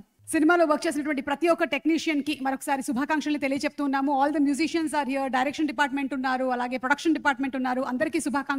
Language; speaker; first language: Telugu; native; Telugu